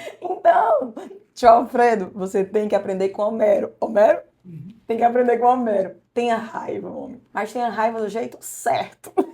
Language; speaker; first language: Portuguese; native; Portuguese